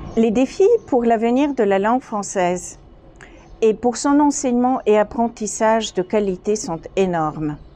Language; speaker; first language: French; non-native, fluent; Bulgarian